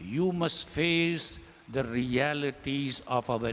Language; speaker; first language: English; non-native, local second language; Tamil